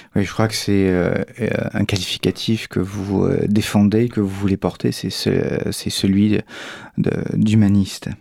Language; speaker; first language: French; native; French